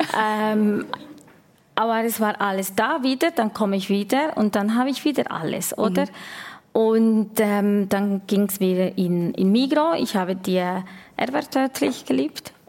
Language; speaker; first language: German; non-native, fluent; Spanish